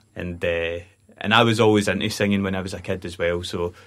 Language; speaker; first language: English; native; English